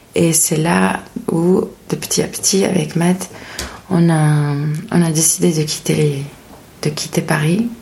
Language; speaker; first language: French; non-native, fluent; Spanish